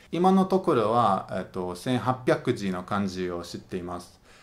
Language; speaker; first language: Japanese; non-native, learner; Russian